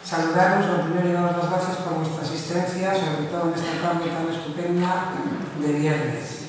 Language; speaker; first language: Spanish; native; Spanish